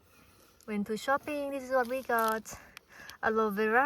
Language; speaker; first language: English; non-native, learner; Thai